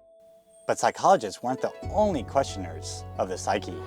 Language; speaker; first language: English; native; English